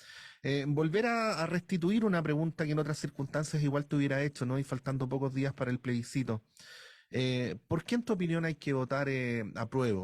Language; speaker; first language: Spanish; native; Spanish